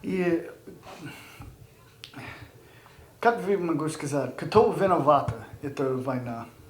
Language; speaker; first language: Russian; non-native, learner; English